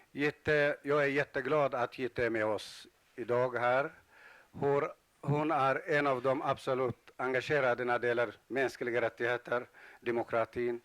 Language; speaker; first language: Swedish; non-native, fluent; Tigrinya